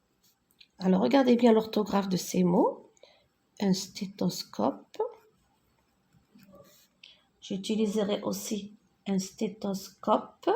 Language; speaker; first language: French; non-native, local second language; Arabic